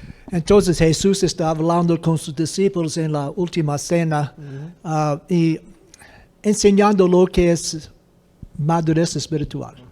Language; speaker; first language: Spanish; non-native, fluent; English